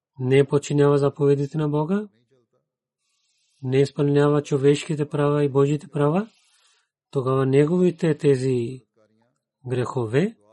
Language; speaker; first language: Bulgarian; non-native, learner; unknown